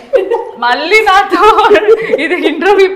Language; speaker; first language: Telugu; non-native, learner; Malayalam